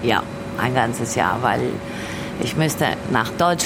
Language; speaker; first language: German; early bilingual, other home language; Albanian